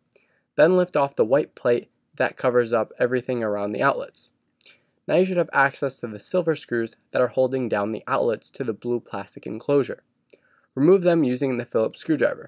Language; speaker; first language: English; native; English